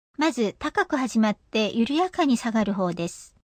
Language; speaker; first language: Japanese; non-native, fluent; Korean